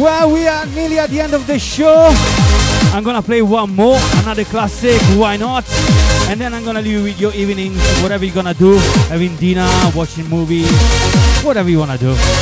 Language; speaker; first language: English; non-native, fluent; Italian